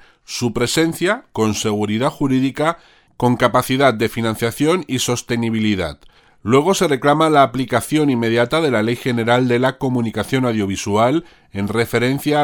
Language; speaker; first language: Spanish; native; Spanish